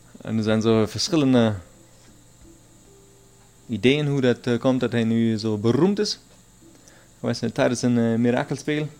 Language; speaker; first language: Dutch; non-native, learner; German